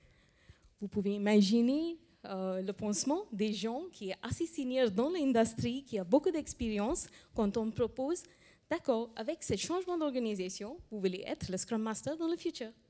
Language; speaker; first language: French; non-native, fluent; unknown